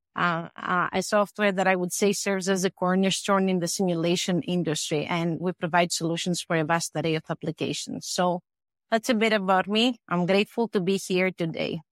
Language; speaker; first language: English; non-native, fluent; Greek